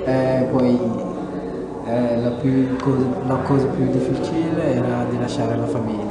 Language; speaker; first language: Italian; non-native, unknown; Wolof